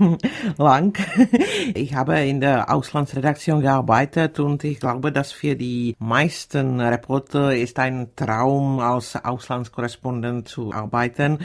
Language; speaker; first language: German; non-native, fluent; Czech